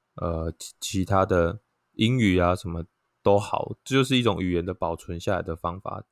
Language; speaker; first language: Chinese; non-native, local second language; Min Nan Chinese